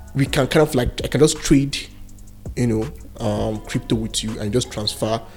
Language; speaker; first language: English; non-native, local second language; Igbo